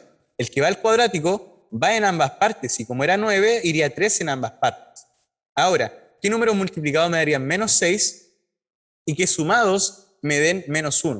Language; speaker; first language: Spanish; native; Spanish